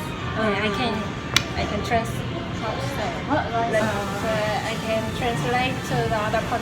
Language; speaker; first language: English; non-native, learner; Korean